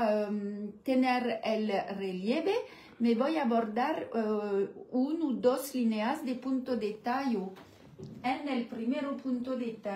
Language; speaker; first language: Spanish; non-native, learner; French